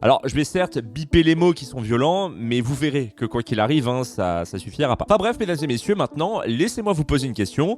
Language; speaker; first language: French; native; French